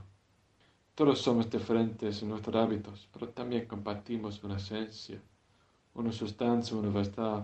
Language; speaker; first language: Spanish; non-native, fluent; English